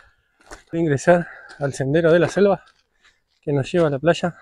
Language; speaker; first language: Spanish; native; Spanish